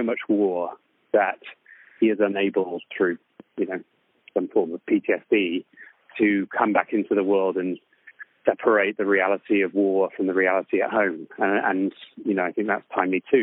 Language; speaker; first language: English; native; English